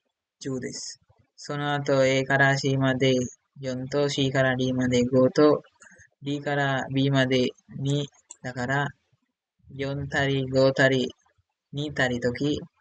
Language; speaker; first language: Japanese; non-native, learner; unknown